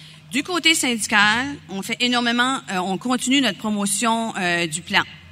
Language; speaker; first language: French; native; French